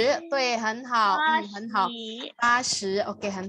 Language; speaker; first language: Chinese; non-native, fluent; Indonesian